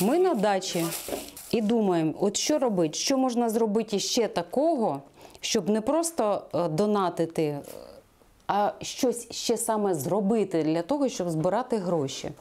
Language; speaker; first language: Ukrainian; native; Ukrainian